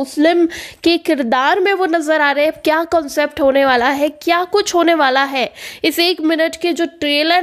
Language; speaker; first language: Hindi; native; Hindi